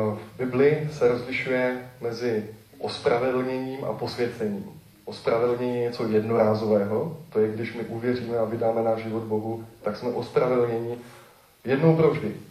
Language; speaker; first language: Czech; native; Czech